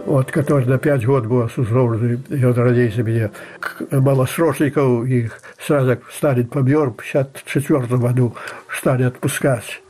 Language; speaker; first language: Russian; non-native, fluent; Belarusian